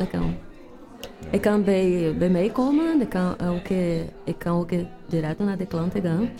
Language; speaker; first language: Dutch; non-native, learner; Portuguese